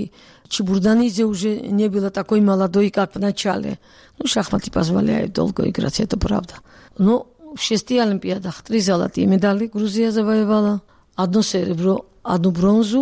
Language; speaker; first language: Russian; non-native, local second language; Georgian